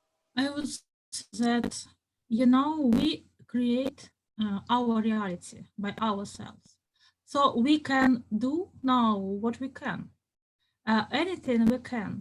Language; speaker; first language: English; non-native, fluent; Russian